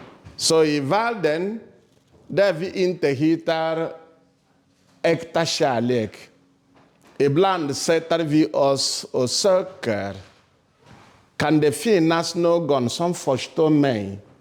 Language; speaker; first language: Swedish; non-native, fluent; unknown